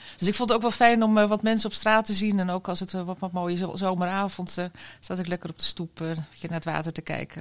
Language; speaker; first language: Dutch; native; Dutch